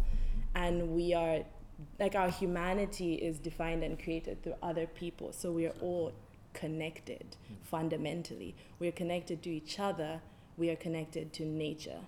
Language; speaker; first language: English; non-native, local second language; Nyanja